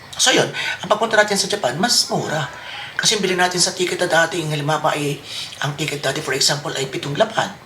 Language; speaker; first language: Filipino; native; Filipino